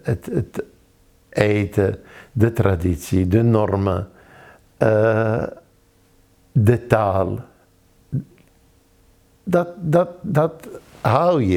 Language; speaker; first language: Dutch; non-native, fluent; Arabic